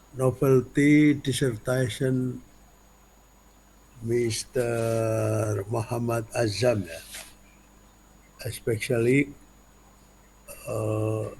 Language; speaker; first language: English; non-native, learner; Indonesian